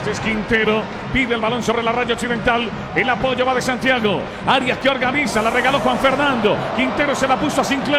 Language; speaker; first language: Spanish; native; Spanish